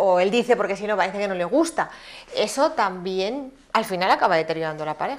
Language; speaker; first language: Spanish; native; Spanish